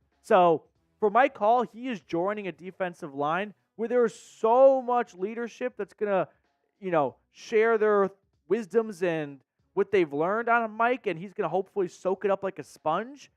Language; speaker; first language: English; native; English